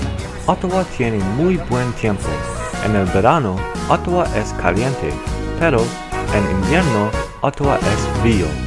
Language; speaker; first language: Spanish; non-native, learner; English